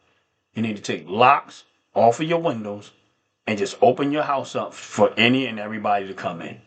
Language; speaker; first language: English; native; English